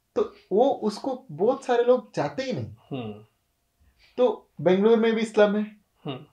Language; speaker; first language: Hindi; non-native, local second language; Kannada